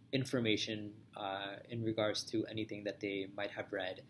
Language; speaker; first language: English; native; English